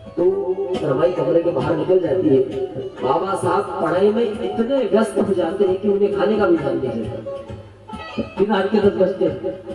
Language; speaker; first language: Hindi; non-native, local second language; Marathi